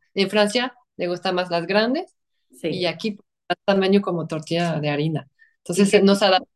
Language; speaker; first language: Spanish; non-native, fluent; French